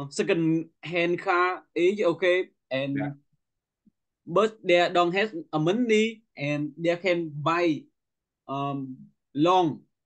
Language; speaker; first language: English; non-native, learner; Vietnamese